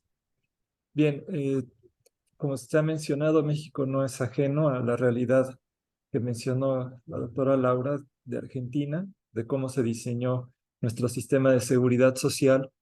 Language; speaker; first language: Spanish; native; Spanish